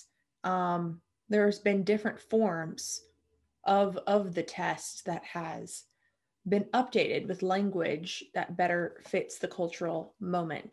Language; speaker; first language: English; native; English